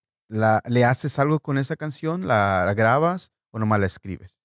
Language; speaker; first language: Spanish; native; Spanish